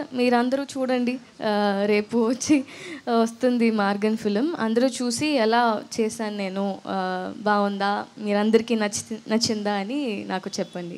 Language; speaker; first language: Telugu; non-native, local second language; Tamil